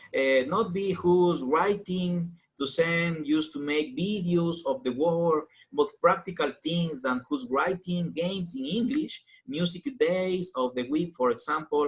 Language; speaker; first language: English; non-native, learner; Spanish